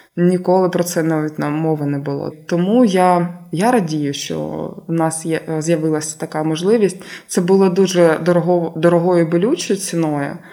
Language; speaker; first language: Ukrainian; native; Ukrainian